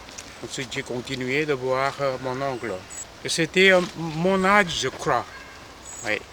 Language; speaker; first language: French; non-native, fluent; Korean